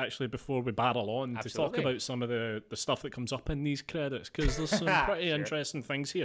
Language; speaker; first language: English; native; English